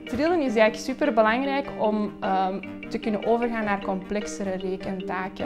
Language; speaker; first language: Dutch; native; Dutch